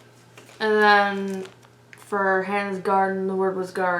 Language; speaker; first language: English; native; English